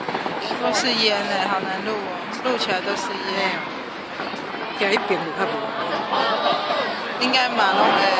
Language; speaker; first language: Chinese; native; Chinese